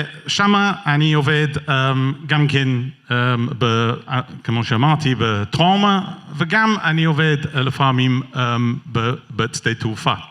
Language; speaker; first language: Hebrew; non-native, learner; English